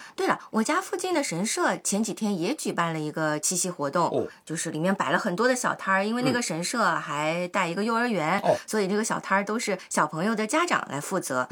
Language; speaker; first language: Chinese; native; Chinese